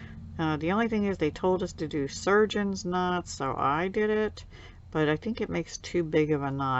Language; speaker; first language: English; native; English